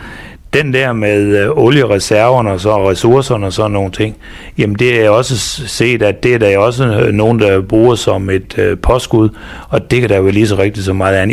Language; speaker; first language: Danish; native; Danish